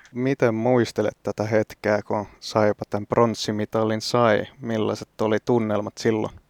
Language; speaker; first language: Finnish; native; Finnish